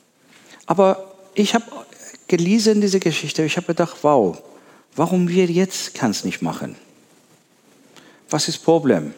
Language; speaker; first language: German; non-native, learner; Persian